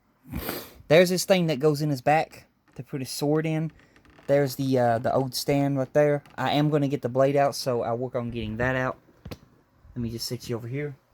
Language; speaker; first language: English; native; English